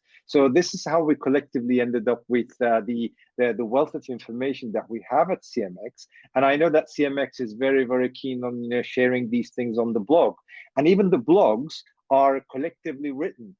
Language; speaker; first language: English; non-native, fluent; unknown